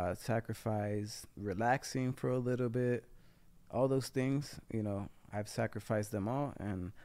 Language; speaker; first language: English; non-native, fluent; Spanish